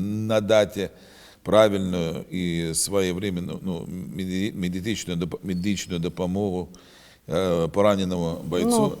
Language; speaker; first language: Ukrainian; non-native, learner; Russian